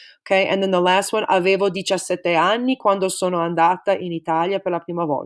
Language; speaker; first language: Italian; non-native, fluent; English